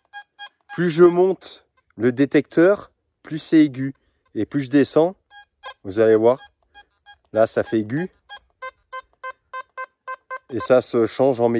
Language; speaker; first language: French; native; French